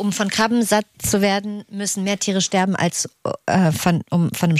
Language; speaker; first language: German; native; German